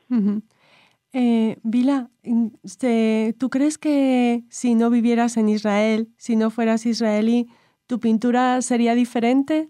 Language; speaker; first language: Spanish; native; Spanish